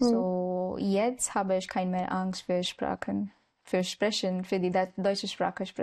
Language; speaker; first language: German; non-native, learner; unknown